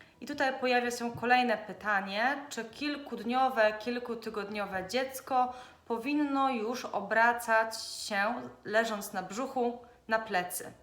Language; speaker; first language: Polish; native; Polish